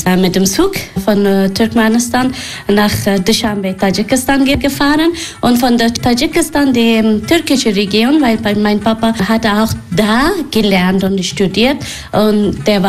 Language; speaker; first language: German; non-native, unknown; Persian